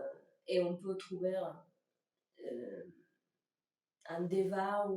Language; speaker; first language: French; non-native, learner; Spanish